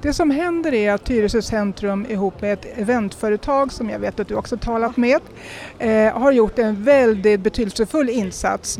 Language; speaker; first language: Swedish; native; Swedish